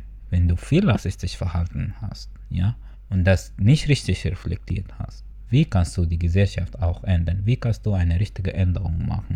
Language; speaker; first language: German; non-native, fluent; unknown